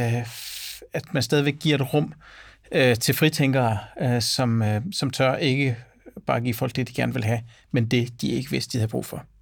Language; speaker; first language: Danish; native; Danish